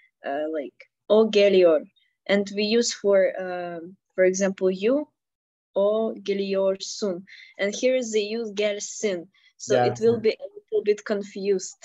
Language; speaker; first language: English; non-native, fluent; Ukrainian